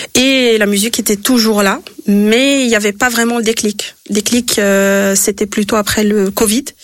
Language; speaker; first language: French; non-native, local second language; Arabic